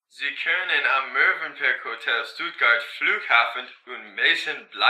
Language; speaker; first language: German; non-native, learner; English